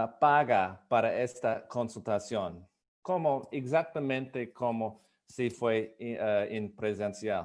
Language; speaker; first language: Spanish; non-native, fluent; English